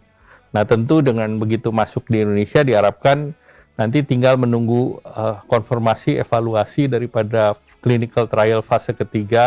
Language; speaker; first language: Indonesian; native; Indonesian